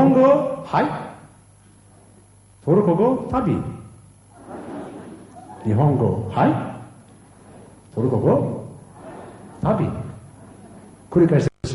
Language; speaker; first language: Japanese; non-native, learner; Turkish